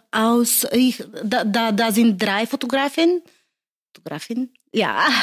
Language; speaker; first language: German; non-native, learner; Bulgarian